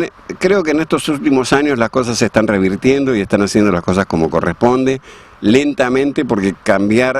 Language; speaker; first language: Spanish; native; Spanish